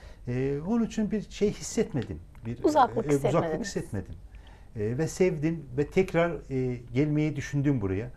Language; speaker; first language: Turkish; non-native, local second language; Azerbaijani